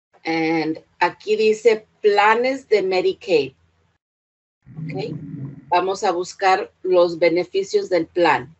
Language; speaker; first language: Spanish; early bilingual, heritage; Spanish